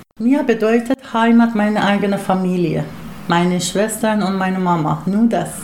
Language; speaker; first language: German; non-native, fluent; Persian